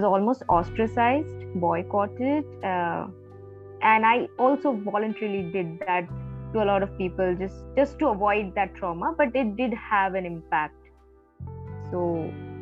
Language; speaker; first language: English; non-native, local second language; Bangla